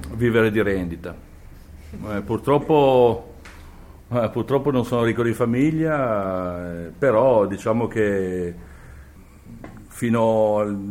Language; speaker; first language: Italian; native; Italian